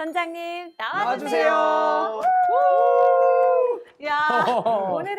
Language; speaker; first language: Korean; native; Korean